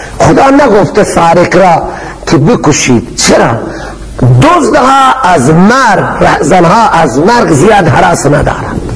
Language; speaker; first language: Persian; non-native, local second language; Baluchi